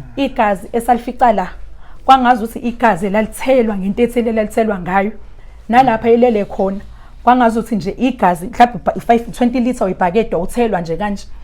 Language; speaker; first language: Zulu; native; Zulu